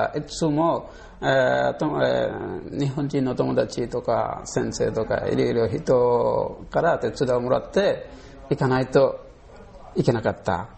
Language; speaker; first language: Japanese; non-native, learner; Bangla